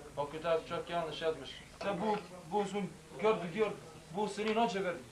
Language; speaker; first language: Turkish; non-native, learner; Bosnian